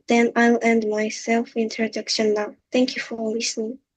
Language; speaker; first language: English; non-native, learner; Korean